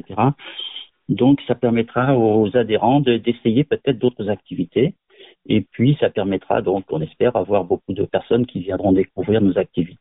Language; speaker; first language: French; native; French